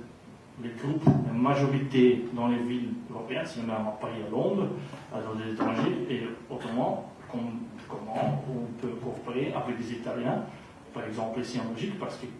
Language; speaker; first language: French; non-native, local second language; Dutch